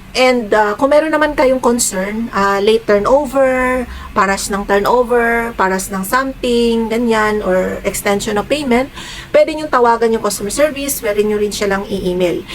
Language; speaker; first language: Filipino; native; Filipino